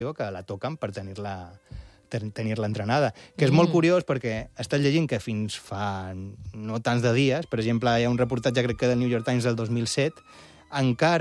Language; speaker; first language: Catalan; native; Catalan